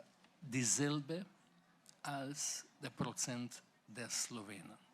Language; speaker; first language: German; non-native, fluent; Slovenian